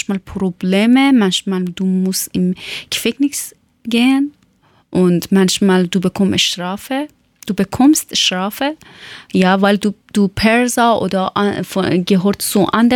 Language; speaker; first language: German; non-native, learner; Persian